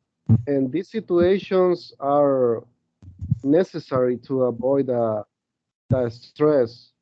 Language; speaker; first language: English; non-native, learner; Spanish